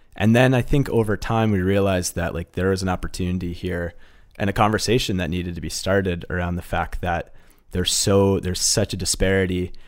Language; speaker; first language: English; native; English